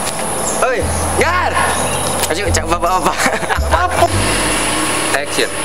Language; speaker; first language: Indonesian; native; Indonesian